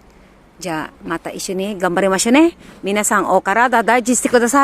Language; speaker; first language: Japanese; non-native, learner; Filipino